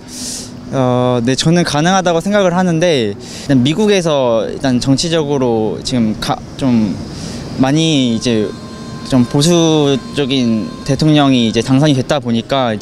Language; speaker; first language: Korean; native; Korean